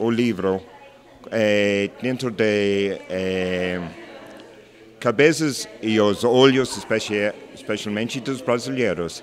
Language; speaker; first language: Portuguese; non-native, learner; English